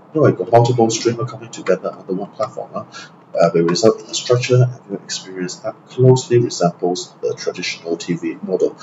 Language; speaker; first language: English; non-native, local second language; Cantonese